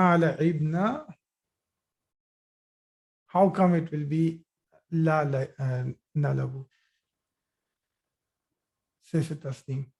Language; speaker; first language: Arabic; non-native, fluent; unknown